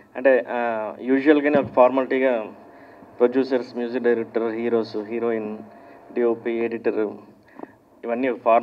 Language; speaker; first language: Telugu; native; Telugu